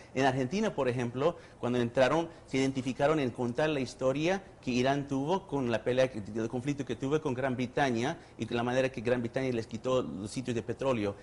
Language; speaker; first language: Spanish; early bilingual, heritage; Spanish